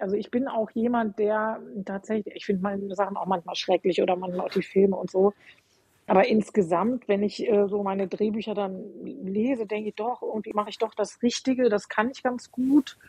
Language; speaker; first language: German; native; German